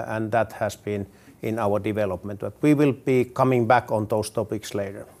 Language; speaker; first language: English; non-native, fluent; Finnish